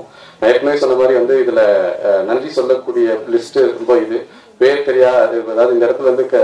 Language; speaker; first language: Tamil; native; Tamil